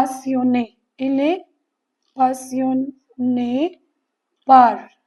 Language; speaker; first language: French; non-native, fluent; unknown